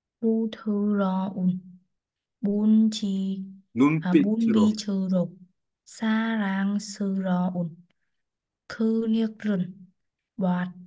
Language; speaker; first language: Korean; non-native, learner; Vietnamese